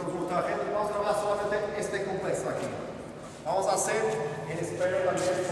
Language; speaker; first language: Spanish; non-native, learner; Portuguese